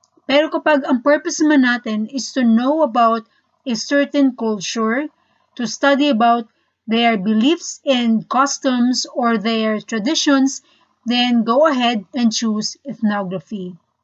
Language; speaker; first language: English; non-native, local second language; Filipino